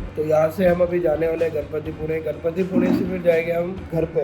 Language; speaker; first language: Hindi; non-native, local second language; Marathi